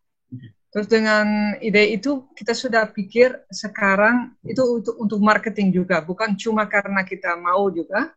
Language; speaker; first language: Indonesian; non-native, fluent; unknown